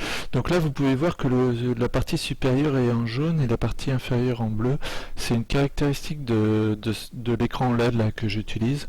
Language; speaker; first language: French; native; French